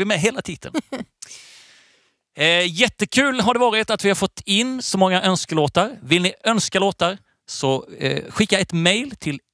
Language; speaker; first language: Swedish; native; Swedish